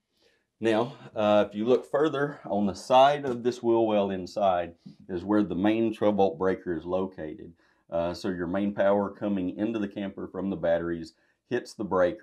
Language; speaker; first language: English; native; English